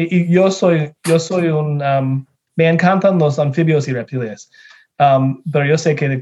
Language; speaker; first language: Spanish; non-native, fluent; English